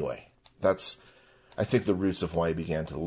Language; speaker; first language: English; non-native, local second language; Chinese